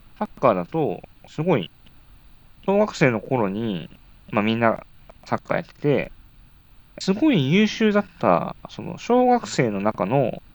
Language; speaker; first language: Japanese; native; Japanese